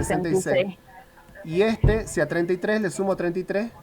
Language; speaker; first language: Spanish; native; Spanish